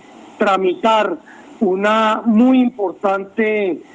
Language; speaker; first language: Spanish; native; Spanish